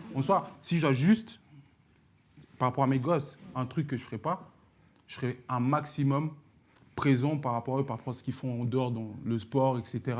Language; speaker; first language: French; early bilingual, other home language; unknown